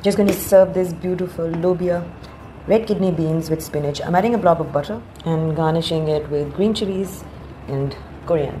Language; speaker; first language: English; non-native, local second language; Urdu